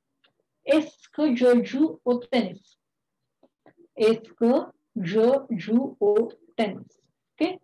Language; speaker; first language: French; non-native, fluent; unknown